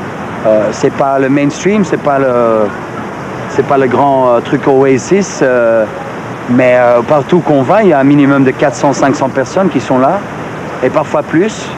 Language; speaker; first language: French; non-native, local second language; Dutch